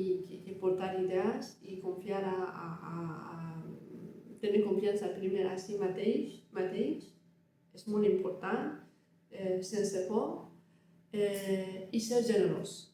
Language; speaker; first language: Catalan; non-native, learner; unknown